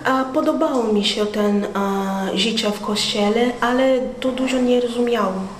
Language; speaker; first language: Polish; non-native, learner; Portuguese